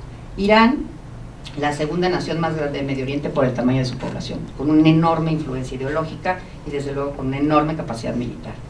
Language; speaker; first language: Spanish; native; Spanish